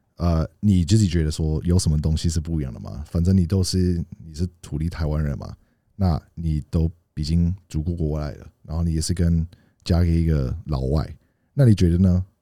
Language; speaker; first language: Chinese; non-native, fluent; English